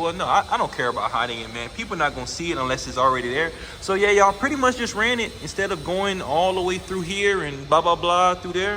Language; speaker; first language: English; native; English